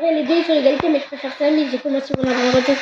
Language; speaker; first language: French; native; French